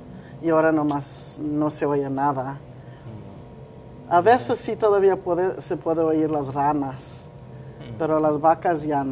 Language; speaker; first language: Spanish; early bilingual, heritage; Spanish